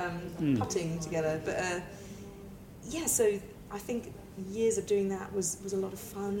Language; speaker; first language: English; native; English